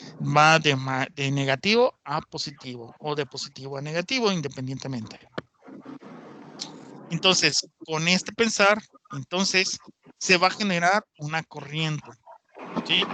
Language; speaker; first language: Spanish; native; Spanish